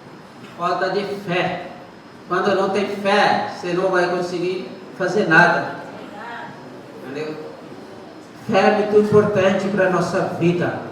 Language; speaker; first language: Portuguese; non-native, learner; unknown